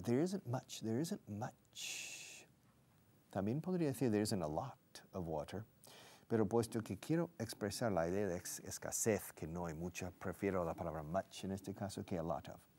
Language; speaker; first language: Spanish; non-native, fluent; English